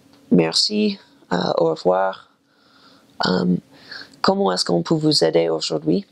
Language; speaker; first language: French; non-native, fluent; English